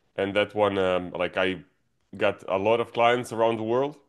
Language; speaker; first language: English; non-native, fluent; Croatian